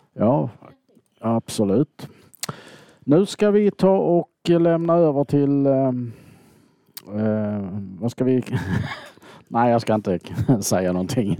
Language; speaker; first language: Swedish; native; Swedish